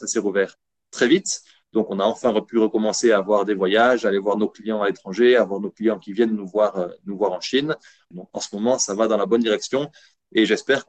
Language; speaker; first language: French; native; French